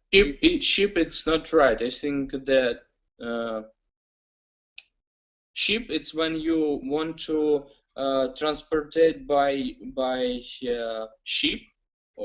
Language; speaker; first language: English; non-native, learner; Ukrainian